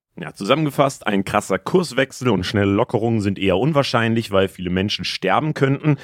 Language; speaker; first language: German; native; German